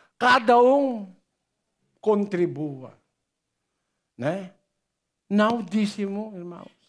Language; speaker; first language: Portuguese; non-native, learner; Filipino